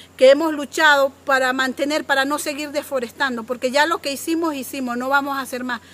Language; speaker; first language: Spanish; non-native, local second language; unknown